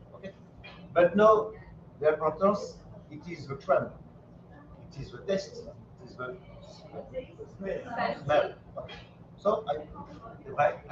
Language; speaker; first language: English; non-native, learner; French